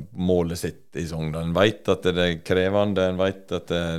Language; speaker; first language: Norwegian; native; Norwegian